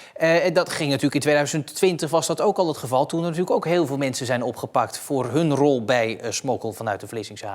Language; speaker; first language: Dutch; native; Dutch